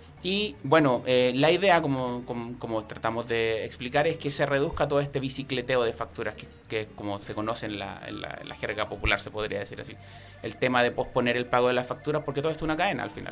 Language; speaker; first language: Spanish; native; Spanish